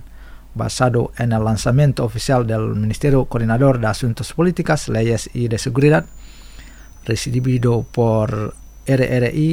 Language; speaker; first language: Spanish; non-native, fluent; Indonesian